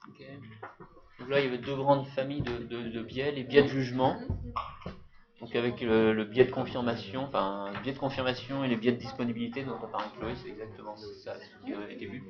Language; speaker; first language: French; native; French